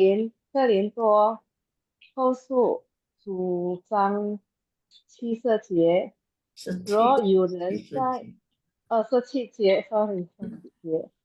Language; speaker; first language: Chinese; non-native, learner; Indonesian